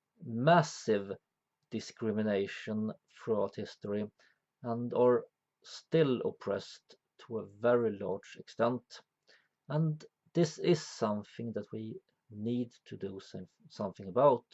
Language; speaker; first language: English; non-native, fluent; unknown